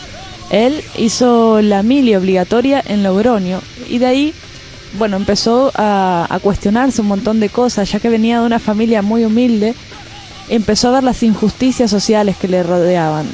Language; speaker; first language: Spanish; native; Spanish